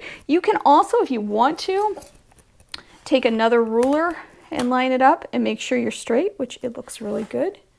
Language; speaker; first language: English; native; English